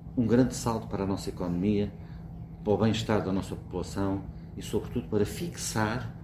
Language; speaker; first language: Portuguese; native; Portuguese